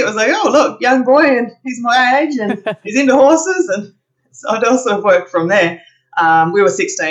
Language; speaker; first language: English; native; English